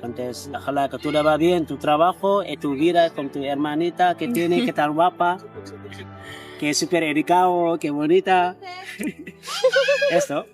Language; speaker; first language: Spanish; non-native, fluent; Wolof